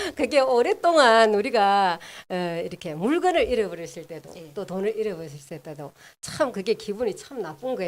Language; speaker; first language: Korean; native; Korean